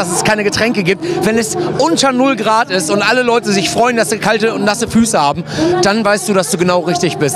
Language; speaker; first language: German; native; German